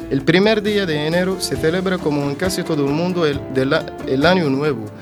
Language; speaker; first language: Spanish; non-native, fluent; Arabic